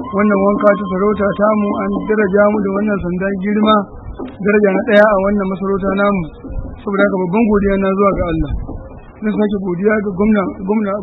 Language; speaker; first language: Hausa; non-native, local second language; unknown